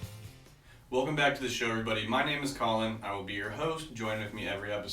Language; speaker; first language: English; native; English